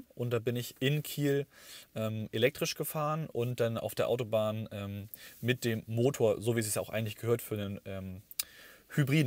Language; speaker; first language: German; native; German